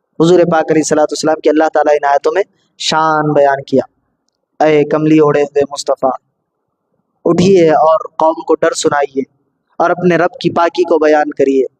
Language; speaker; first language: Urdu; native; Urdu